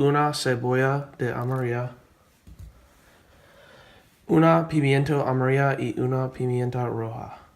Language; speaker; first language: Spanish; non-native, learner; English